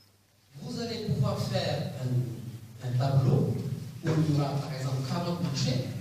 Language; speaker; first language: French; non-native, local second language; Arabic